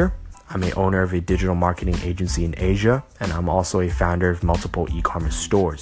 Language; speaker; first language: English; non-native, local second language; Cantonese